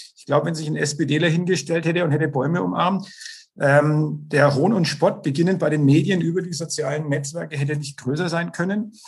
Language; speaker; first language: German; native; German